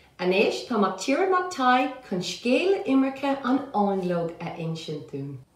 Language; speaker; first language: Irish; native; Irish